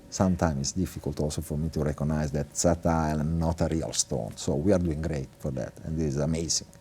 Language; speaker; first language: English; non-native, fluent; Italian